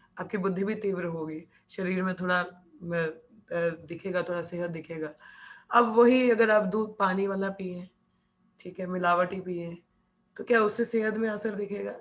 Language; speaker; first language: Hindi; non-native, local second language; Punjabi